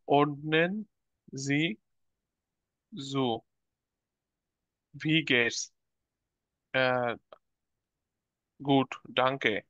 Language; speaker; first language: German; non-native, learner; Bangla